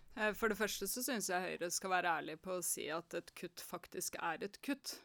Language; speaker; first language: Norwegian; native; Norwegian